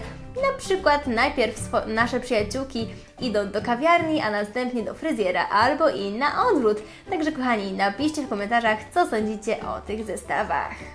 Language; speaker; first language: Polish; native; Polish